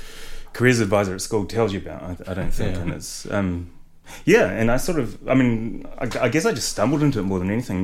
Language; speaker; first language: English; native; English